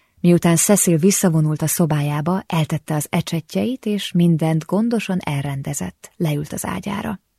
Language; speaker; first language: Hungarian; native; Hungarian